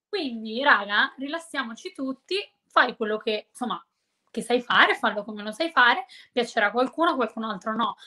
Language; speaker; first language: Italian; native; Italian